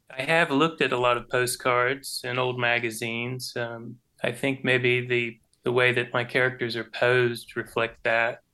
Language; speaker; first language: English; native; English